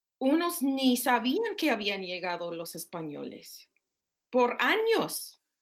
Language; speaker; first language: Spanish; non-native, fluent; English